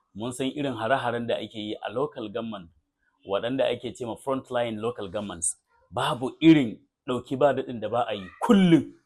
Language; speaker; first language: Hausa; native; Hausa